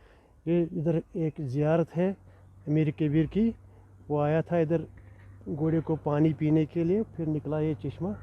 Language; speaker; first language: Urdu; non-native, local second language; Kashmiri